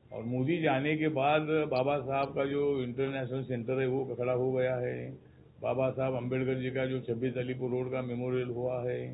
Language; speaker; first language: Hindi; non-native, local second language; Marathi